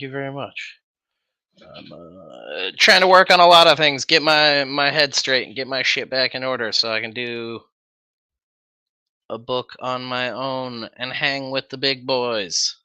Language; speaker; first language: English; native; English